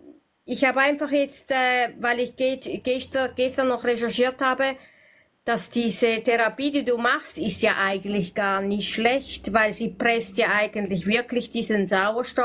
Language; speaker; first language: German; native; German